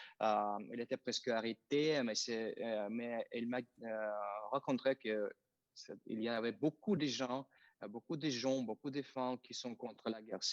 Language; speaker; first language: French; non-native, fluent; Russian